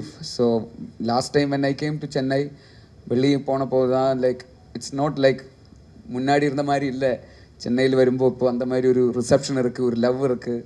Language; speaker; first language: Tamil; non-native, learner; Malayalam